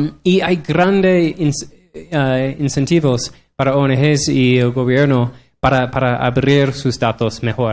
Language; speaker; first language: Spanish; non-native, learner; English